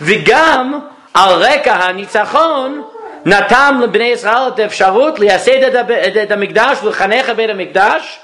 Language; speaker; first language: Hebrew; non-native, fluent; English